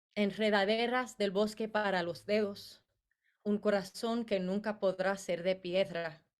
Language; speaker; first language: Spanish; early bilingual, other home language; English